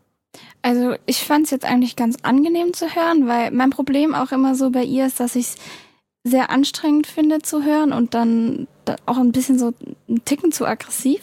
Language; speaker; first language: German; native; German